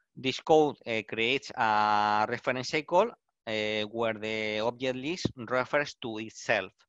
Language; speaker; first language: English; non-native, learner; Spanish